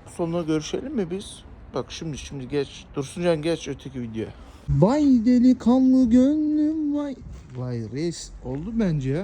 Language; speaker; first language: Turkish; early bilingual, heritage; Turkish